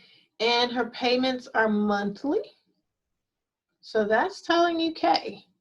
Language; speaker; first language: English; native; English